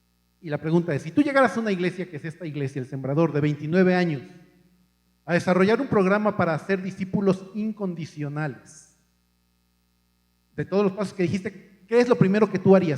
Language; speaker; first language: Spanish; native; Spanish